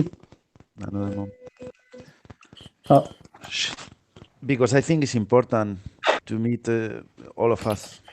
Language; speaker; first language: English; non-native, fluent; Spanish